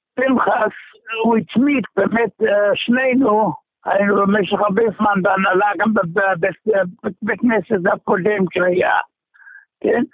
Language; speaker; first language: Hebrew; non-native, fluent; German